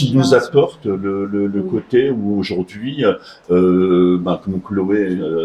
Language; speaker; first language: French; native; French